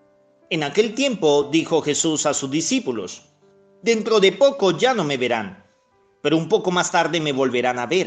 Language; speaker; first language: Spanish; native; Spanish